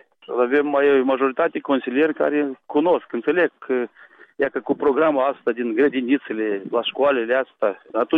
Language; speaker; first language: Romanian; non-native, local second language; Gagauz